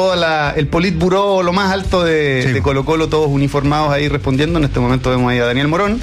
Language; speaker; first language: Spanish; native; Spanish